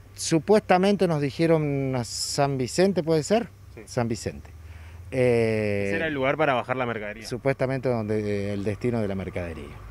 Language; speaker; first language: Spanish; native; Spanish